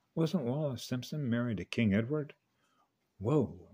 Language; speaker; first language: English; native; English